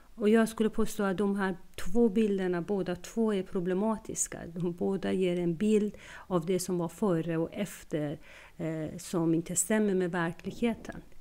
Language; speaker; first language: Swedish; non-native, fluent; Persian